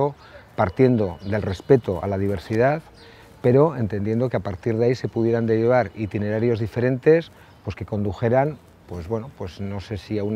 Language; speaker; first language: Spanish; native; Spanish